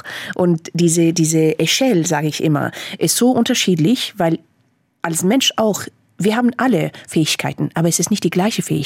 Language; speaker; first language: German; non-native, fluent; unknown